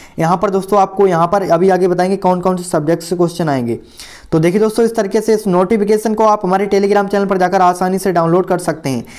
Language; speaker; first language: Hindi; native; Hindi